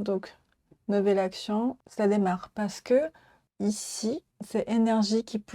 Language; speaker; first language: French; non-native, learner; Japanese